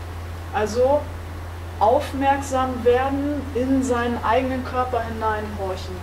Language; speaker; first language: German; native; German